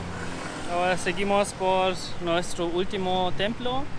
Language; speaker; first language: Spanish; non-native, learner; German